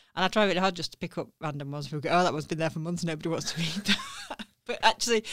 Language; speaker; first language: English; native; English